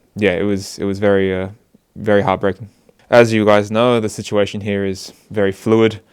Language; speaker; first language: English; native; English